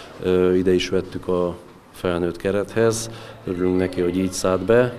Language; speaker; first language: Hungarian; native; Hungarian